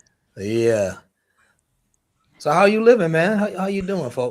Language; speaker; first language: English; native; English